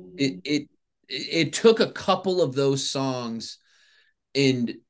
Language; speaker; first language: English; native; English